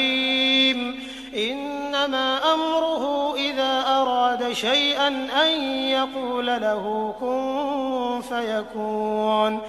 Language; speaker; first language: Arabic; native; Arabic